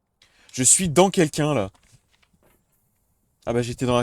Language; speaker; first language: French; native; French